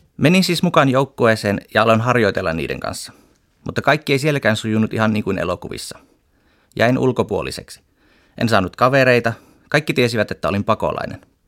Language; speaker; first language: Finnish; native; Finnish